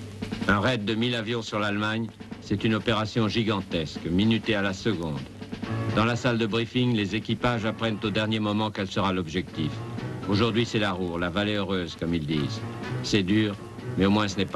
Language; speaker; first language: French; native; French